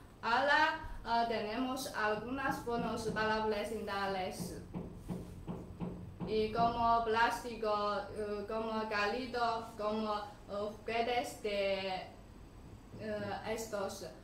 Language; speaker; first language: Spanish; non-native, learner; Chinese